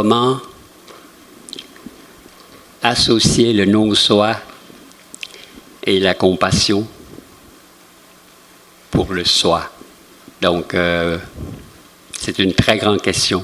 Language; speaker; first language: French; non-native, fluent; Vietnamese